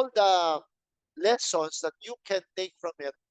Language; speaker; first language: English; non-native, local second language; Filipino